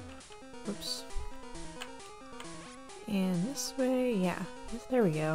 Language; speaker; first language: English; native; English